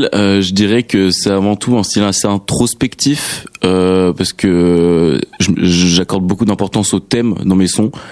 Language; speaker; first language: French; native; French